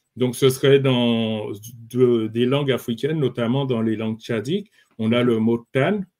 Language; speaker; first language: French; native; French